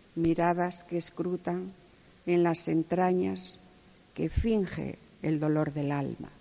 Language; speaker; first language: Spanish; native; Spanish